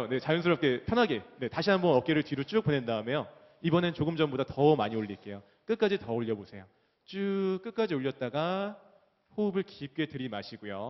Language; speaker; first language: Korean; native; Korean